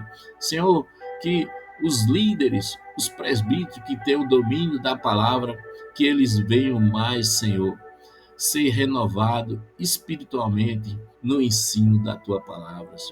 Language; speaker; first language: Portuguese; native; Portuguese